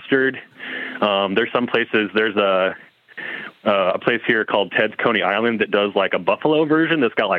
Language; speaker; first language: English; native; English